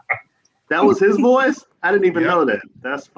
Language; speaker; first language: English; native; English